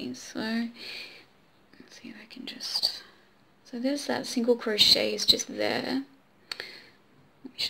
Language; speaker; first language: English; native; English